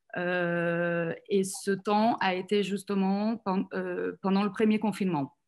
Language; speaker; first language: French; non-native, fluent; Portuguese